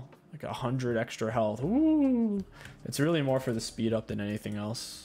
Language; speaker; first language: English; native; English